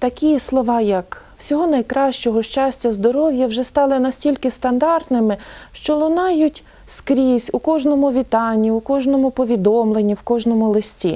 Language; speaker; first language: Ukrainian; native; Ukrainian